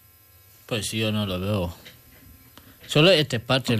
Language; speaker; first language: Spanish; non-native, learner; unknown